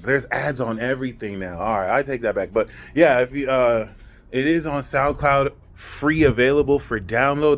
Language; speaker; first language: English; native; English